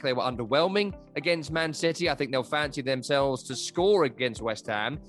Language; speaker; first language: English; native; English